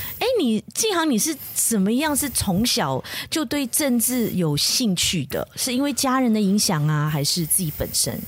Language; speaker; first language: Chinese; native; Chinese